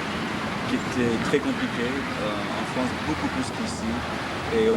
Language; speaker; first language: French; non-native, fluent; English